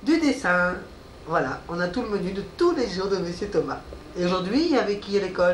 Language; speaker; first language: French; native; French